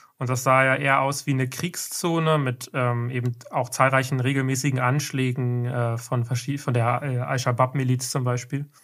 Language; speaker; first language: German; native; German